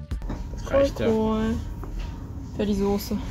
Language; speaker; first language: German; non-native, fluent; Korean